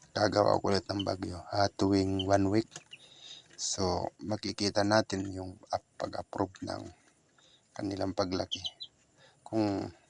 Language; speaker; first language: Filipino; non-native, local second language; Bikol